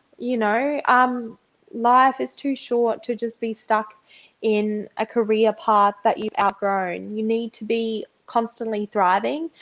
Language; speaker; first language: English; early bilingual, other home language; Russian